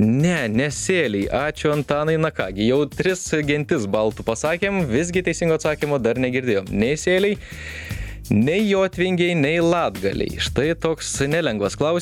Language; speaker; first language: Lithuanian; native; Lithuanian